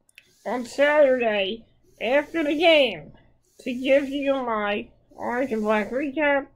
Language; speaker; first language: English; native; English